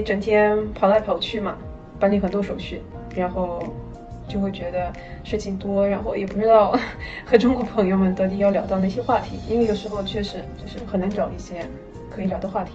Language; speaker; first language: Chinese; non-native, fluent; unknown